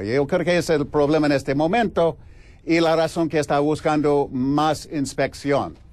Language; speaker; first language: Spanish; non-native, fluent; English